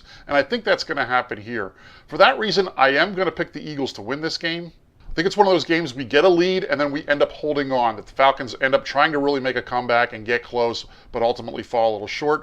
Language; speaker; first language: English; native; English